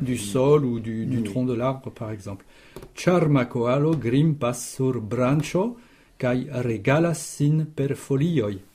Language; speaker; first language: French; native; French